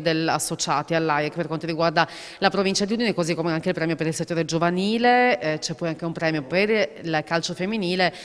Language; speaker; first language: Italian; native; Italian